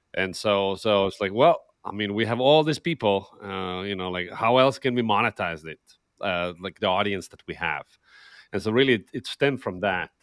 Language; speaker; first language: English; non-native, fluent; Estonian